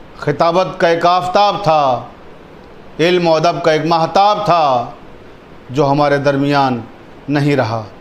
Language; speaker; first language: Urdu; native; Urdu